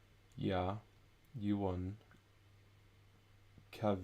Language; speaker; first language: Finnish; non-native, learner; English